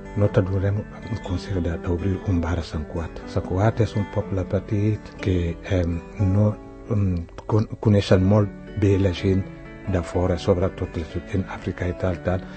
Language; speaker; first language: Catalan; non-native, fluent; Wolof